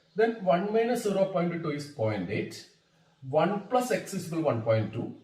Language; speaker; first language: English; non-native, local second language; Malayalam